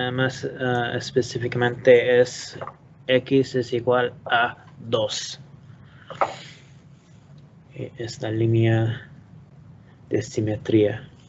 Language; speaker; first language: Spanish; non-native, learner; English